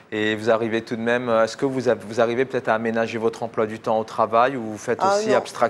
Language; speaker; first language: French; native; French